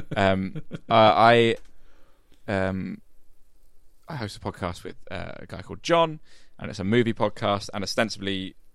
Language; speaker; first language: English; native; English